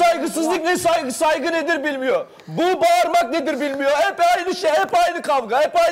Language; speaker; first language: Turkish; native; Turkish